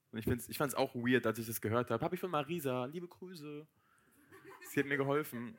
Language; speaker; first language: German; native; German